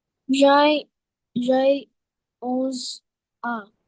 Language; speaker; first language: French; non-native, learner; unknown